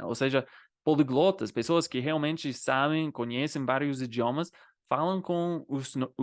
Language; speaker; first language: Portuguese; non-native, fluent; English